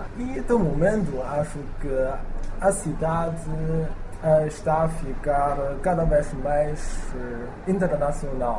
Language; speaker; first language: Portuguese; non-native, learner; Chinese